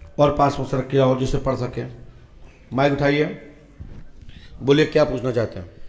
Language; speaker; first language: Hindi; native; Hindi